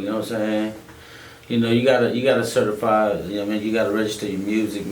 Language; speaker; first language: English; native; English